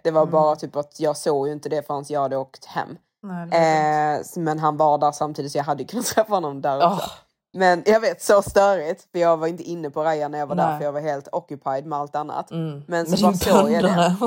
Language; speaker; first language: Swedish; native; Swedish